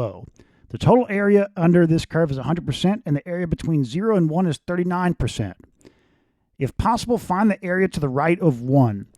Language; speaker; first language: English; native; English